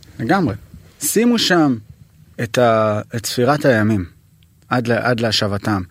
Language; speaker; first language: Hebrew; native; Hebrew